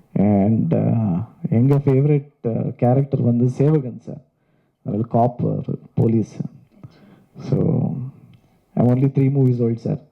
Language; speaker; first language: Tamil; non-native, learner; Kannada